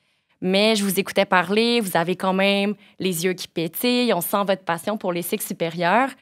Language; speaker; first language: French; native; French